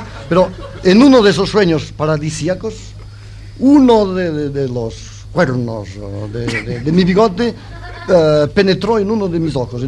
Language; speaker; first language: Spanish; non-native, local second language; Catalan